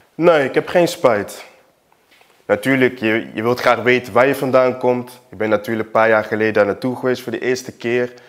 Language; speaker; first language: Dutch; early bilingual, other home language; Portuguese